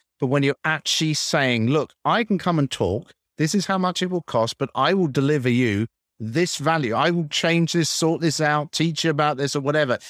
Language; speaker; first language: English; native; English